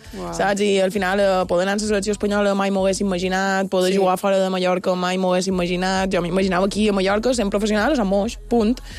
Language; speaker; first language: Catalan; non-native, local second language; Spanish